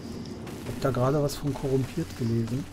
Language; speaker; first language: German; native; German